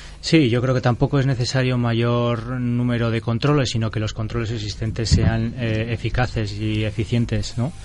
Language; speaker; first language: Spanish; native; Spanish